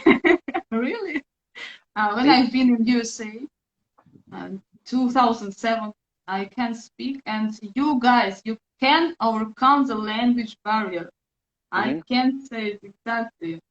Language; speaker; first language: English; non-native, learner; Russian